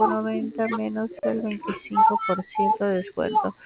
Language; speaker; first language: Spanish; native; Spanish